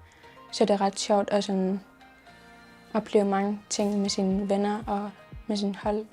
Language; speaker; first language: Danish; non-native, local second language; Kalaallisut